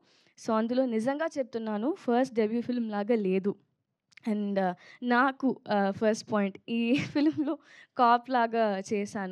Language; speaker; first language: Telugu; non-native, local second language; Tamil